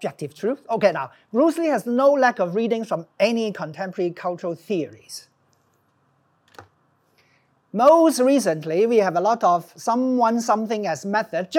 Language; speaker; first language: English; non-native, local second language; Cantonese